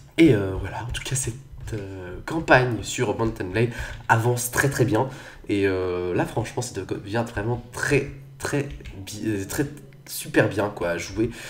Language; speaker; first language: French; native; French